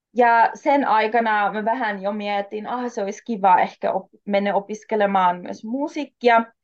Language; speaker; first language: Finnish; non-native, fluent; German